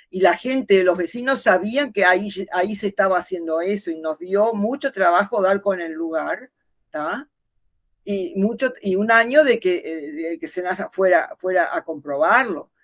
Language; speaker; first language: Spanish; native; Spanish